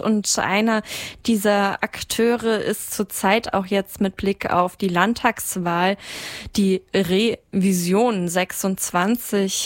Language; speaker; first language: German; native; German